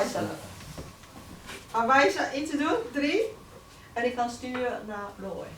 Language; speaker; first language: Dutch; non-native, learner; Chinese